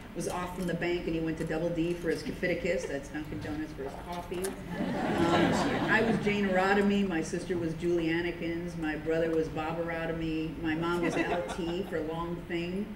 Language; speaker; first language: English; native; English